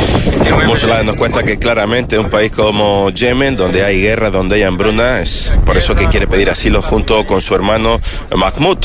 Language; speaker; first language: Spanish; native; Spanish